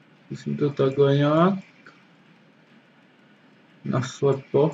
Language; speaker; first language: Czech; native; Czech